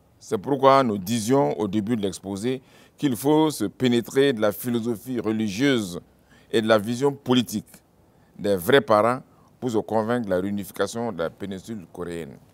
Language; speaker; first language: French; non-native, local second language; Mossi